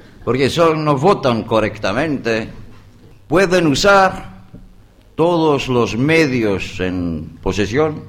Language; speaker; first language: Spanish; non-native, learner; Greek